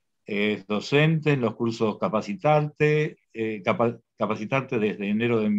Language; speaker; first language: Spanish; native; Spanish